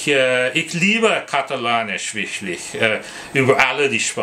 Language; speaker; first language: German; non-native, learner; English